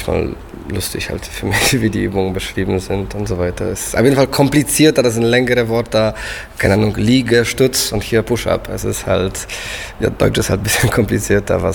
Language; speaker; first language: German; non-native, fluent; Polish